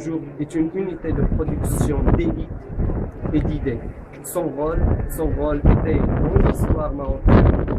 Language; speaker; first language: French; non-native, local second language; Arabic